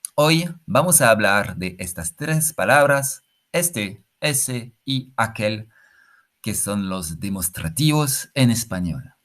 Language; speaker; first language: Spanish; non-native, fluent; French